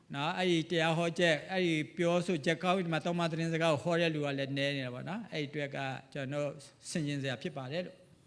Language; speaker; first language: Burmese; non-native, local second language; S'gaw Karen